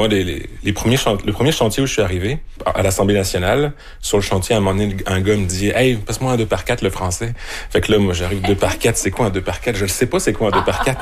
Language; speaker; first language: French; native; French